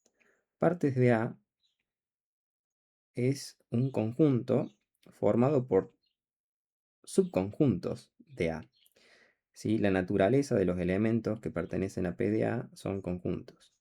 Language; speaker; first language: Spanish; native; Spanish